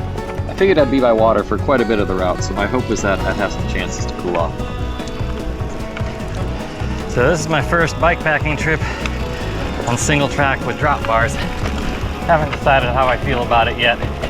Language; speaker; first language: English; native; English